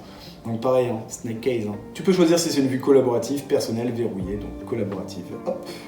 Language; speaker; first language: French; native; French